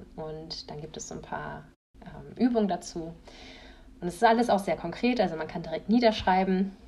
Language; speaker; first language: German; native; German